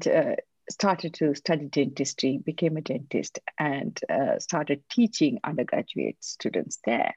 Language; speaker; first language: English; non-native, local second language; Tamil